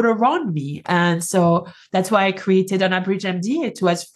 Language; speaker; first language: English; non-native, fluent; French